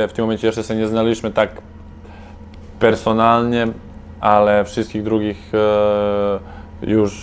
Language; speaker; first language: Polish; non-native, fluent; Serbian